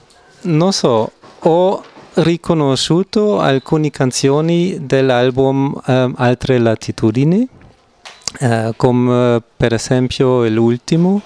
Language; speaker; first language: Italian; non-native, learner; German